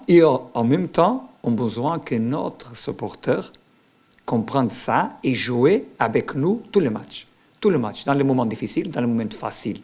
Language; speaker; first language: French; non-native, learner; Portuguese